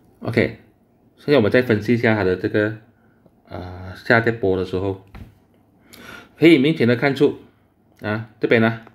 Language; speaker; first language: Chinese; native; Chinese